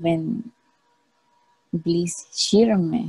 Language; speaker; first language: German; non-native, learner; Spanish